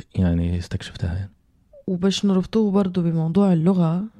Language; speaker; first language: Arabic; non-native, local second language; Berber languages